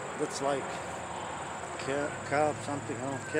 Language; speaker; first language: English; non-native, learner; Croatian